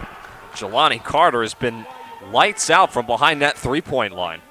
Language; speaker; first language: English; native; English